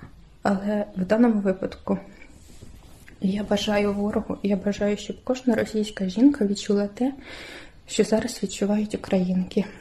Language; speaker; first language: Ukrainian; native; Ukrainian